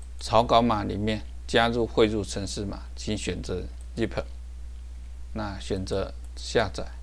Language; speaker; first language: Chinese; native; Chinese